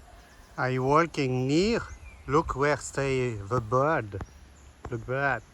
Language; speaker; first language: English; non-native, learner; French